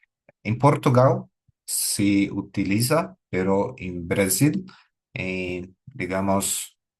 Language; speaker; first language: Spanish; non-native, learner; Portuguese